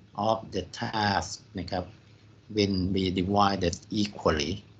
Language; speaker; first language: English; non-native, fluent; Thai